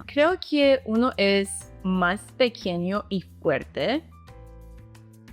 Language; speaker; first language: Spanish; non-native, learner; English